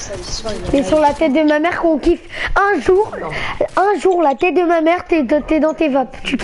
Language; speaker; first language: French; native; French